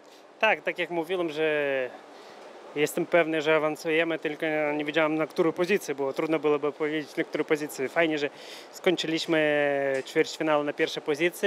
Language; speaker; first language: Polish; non-native, fluent; Russian